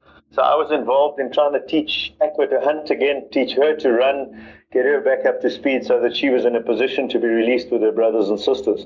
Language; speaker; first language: English; native; English